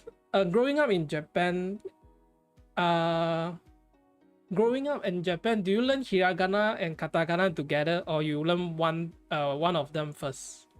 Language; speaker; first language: English; non-native, fluent; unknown